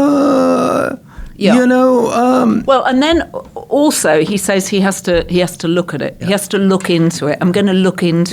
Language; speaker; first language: English; native; English